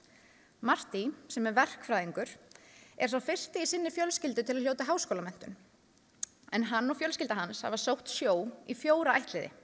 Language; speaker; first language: Icelandic; native; Icelandic